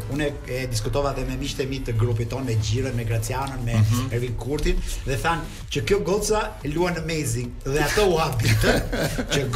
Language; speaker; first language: Albanian; native; Albanian